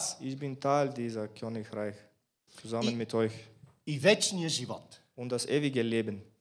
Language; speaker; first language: German; non-native, learner; Bulgarian